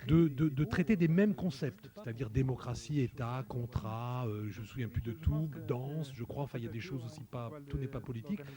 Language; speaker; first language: French; native; French